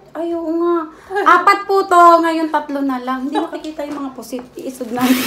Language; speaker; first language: Filipino; native; Filipino